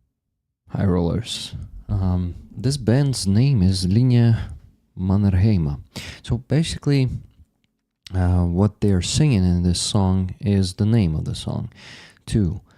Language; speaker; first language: English; non-native, fluent; Ukrainian